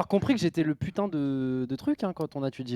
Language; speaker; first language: French; native; French